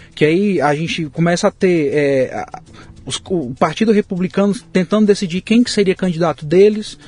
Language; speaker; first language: Portuguese; native; Portuguese